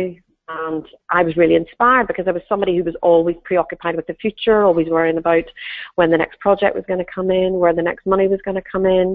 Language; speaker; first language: English; native; English